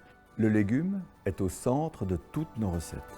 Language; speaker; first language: French; native; French